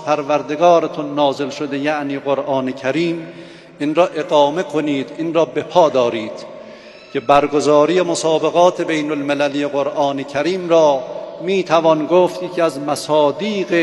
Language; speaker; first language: Persian; native; Persian